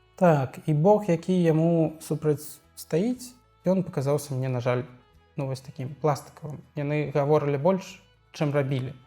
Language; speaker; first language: Belarusian; non-native, local second language; Russian